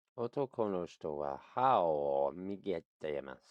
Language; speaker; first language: Japanese; non-native, learner; English